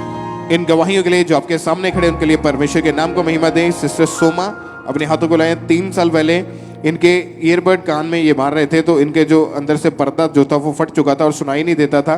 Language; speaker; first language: Hindi; native; Hindi